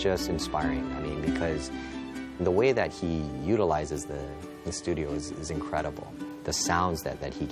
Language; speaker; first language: English; native; English